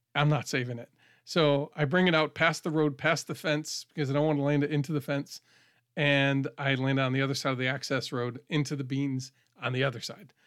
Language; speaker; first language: English; native; English